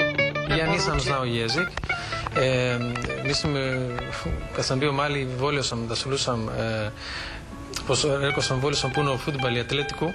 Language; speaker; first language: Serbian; non-native, fluent; Greek